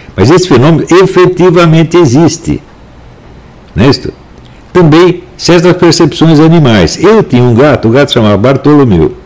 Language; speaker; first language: Portuguese; native; Portuguese